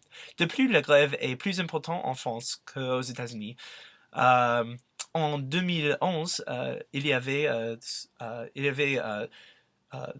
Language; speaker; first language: French; non-native, learner; English